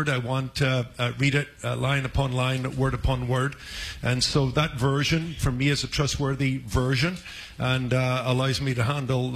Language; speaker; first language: English; native; English